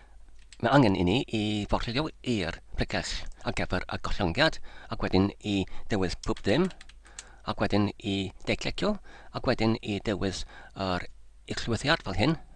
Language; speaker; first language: Welsh; non-native, learner; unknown